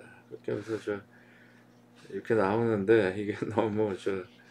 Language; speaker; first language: Korean; native; Korean